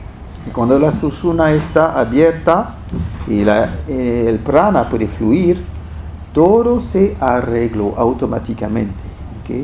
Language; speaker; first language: Spanish; non-native, fluent; French